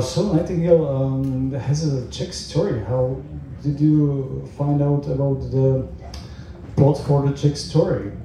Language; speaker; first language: English; non-native, fluent; Czech